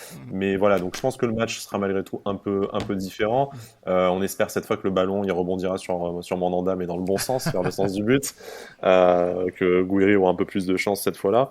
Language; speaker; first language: French; native; French